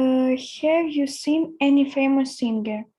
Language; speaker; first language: English; non-native, learner; Ukrainian